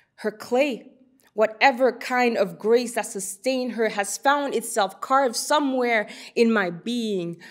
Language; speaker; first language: English; early bilingual, other home language; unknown